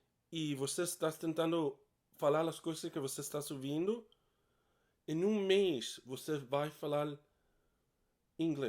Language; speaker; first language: Portuguese; non-native, learner; English